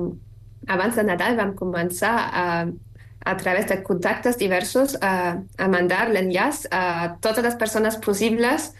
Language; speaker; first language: Catalan; non-native, fluent; German